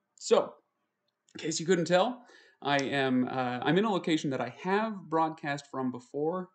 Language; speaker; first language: English; native; English